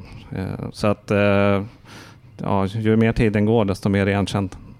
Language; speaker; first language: Swedish; native; Swedish